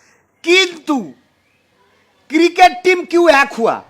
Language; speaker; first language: Hindi; non-native, learner; Bangla